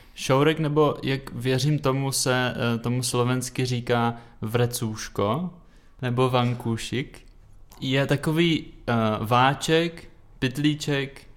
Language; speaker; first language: Czech; native; Czech